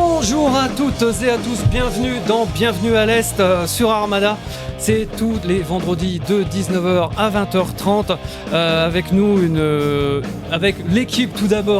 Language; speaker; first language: French; native; French